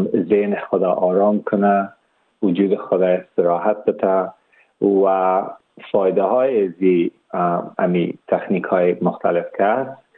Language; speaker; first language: Persian; early bilingual, heritage; Persian